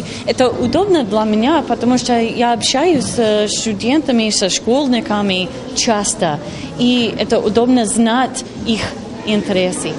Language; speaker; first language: Russian; non-native, learner; English